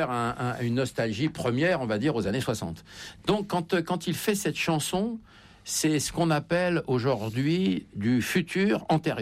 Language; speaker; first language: French; native; French